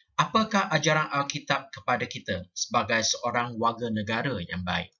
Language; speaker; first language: Malay; non-native, local second language; Chinese